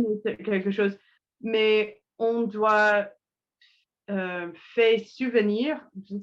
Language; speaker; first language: French; non-native, learner; English